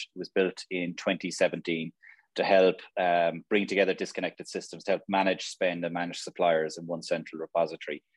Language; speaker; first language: English; native; English